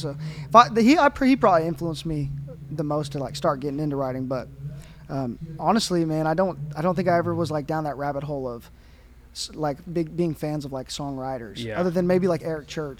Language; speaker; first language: English; native; English